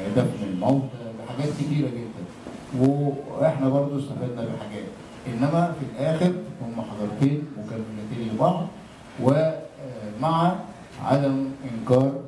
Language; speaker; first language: Egyptian Arabic; non-native, local second language; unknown